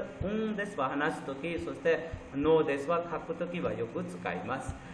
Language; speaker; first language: Japanese; non-native, fluent; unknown